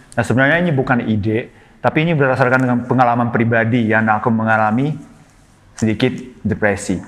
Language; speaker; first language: Indonesian; non-native, fluent; Japanese